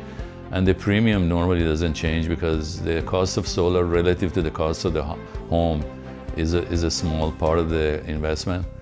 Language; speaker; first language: English; native; English